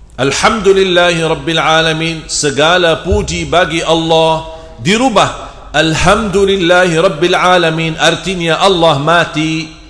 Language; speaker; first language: Indonesian; non-native, fluent; Arabic